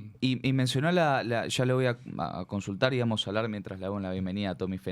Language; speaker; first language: Spanish; native; Spanish